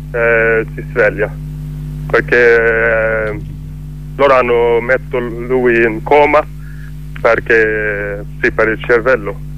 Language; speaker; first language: Italian; non-native, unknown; Swedish